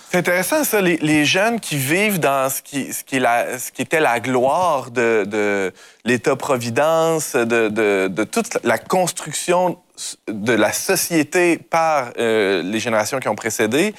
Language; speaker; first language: French; native; French